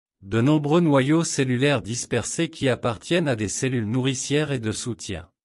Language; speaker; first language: French; non-native, local second language; Wolof